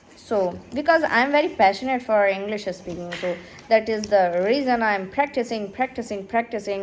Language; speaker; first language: English; non-native, learner; Hindi